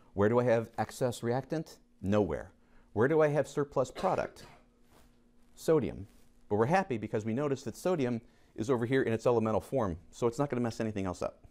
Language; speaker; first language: English; native; English